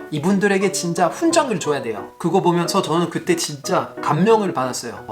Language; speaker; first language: Korean; non-native, fluent; French